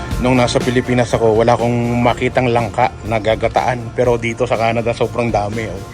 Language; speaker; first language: Filipino; non-native, local second language; Pampanga